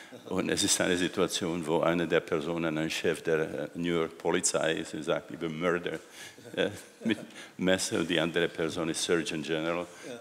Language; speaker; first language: German; non-native, fluent; Czech